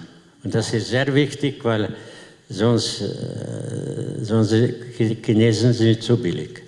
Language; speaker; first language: German; non-native, learner; Slovenian